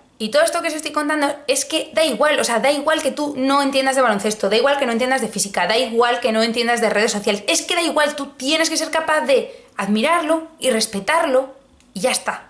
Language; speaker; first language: Spanish; native; Spanish